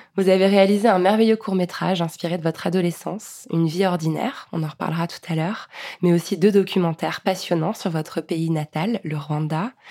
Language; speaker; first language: French; native; French